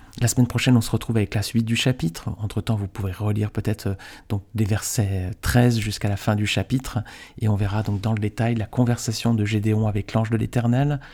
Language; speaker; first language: French; native; French